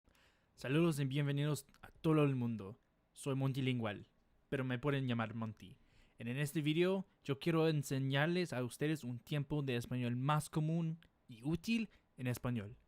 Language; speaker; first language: Spanish; non-native, fluent; English